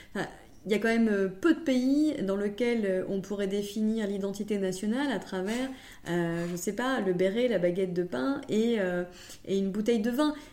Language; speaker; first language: French; native; French